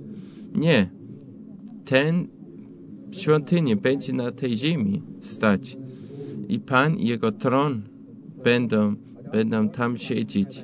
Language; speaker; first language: Polish; non-native, fluent; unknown